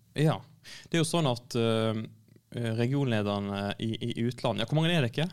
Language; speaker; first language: Norwegian; native; Norwegian